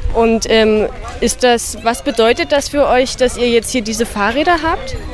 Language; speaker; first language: German; native; German